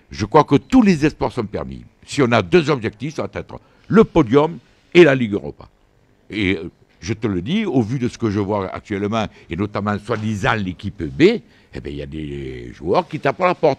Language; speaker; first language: French; native; French